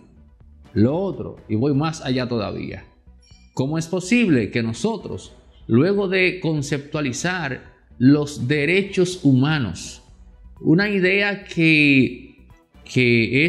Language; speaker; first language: Spanish; native; Spanish